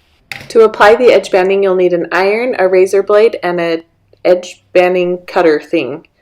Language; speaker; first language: English; native; English